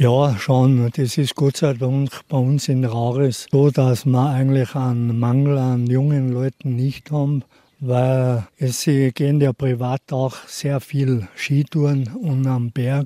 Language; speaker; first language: German; native; German